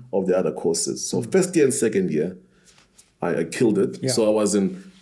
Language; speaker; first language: English; non-native, local second language; Xhosa